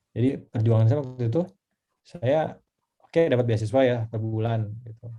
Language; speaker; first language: Indonesian; non-native, local second language; Sundanese